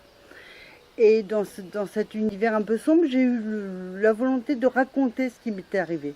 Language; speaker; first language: French; native; French